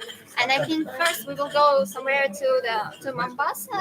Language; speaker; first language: English; non-native, fluent; Russian